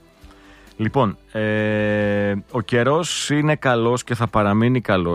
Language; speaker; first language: Greek; native; Greek